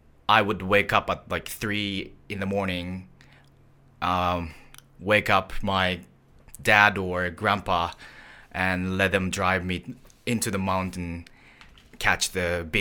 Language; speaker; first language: English; non-native, fluent; Japanese